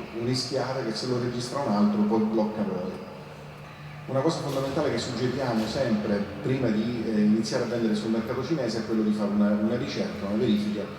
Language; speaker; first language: Italian; native; Italian